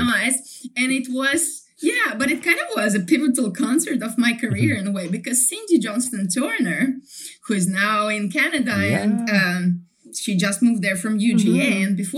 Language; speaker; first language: English; non-native, fluent; Ukrainian